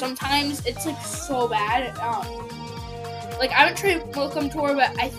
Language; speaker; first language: English; native; English